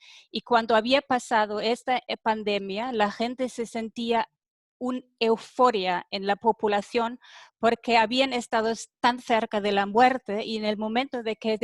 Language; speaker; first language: Spanish; non-native, fluent; German